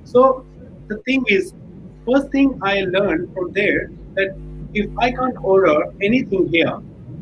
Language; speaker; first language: English; non-native, local second language; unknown